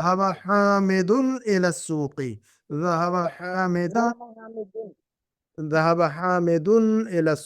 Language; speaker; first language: Arabic; non-native, fluent; Urdu